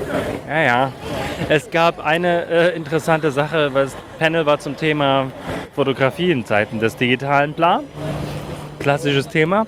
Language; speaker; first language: German; native; German